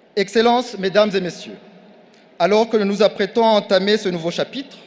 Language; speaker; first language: French; non-native, local second language; Kinyarwanda